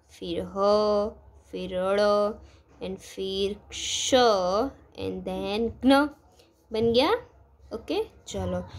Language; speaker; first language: Hindi; non-native, local second language; Gujarati